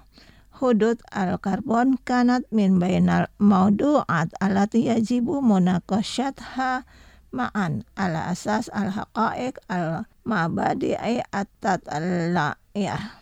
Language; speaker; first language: Arabic; non-native, fluent; Indonesian